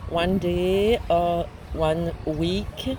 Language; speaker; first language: English; non-native, learner; French